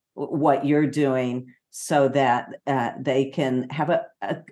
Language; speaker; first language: English; native; English